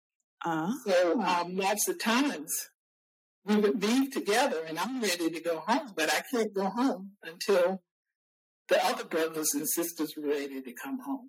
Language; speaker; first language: English; native; English